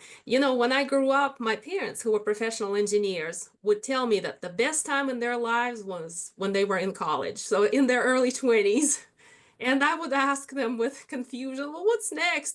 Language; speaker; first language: English; non-native, fluent; Russian